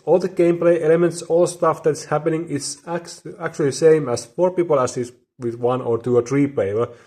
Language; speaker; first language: English; non-native, fluent; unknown